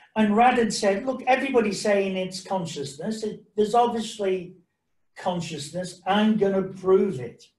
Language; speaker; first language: English; native; English